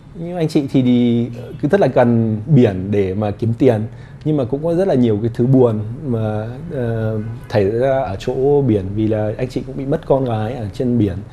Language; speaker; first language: Vietnamese; early bilingual, heritage; Vietnamese